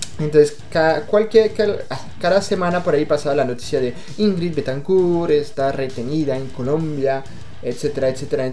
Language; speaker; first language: Spanish; non-native, fluent; French